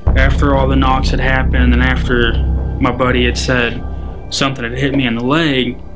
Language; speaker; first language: English; native; English